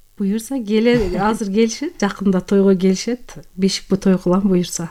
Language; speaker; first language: Kyrgyz; non-native, local second language; Turkish